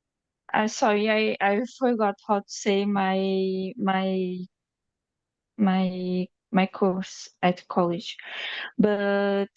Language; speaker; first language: English; non-native, learner; Portuguese